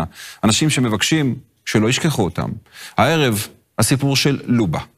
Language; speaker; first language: Hebrew; native; Hebrew